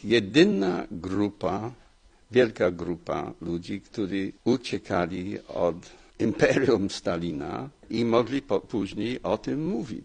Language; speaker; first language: Polish; non-native, fluent; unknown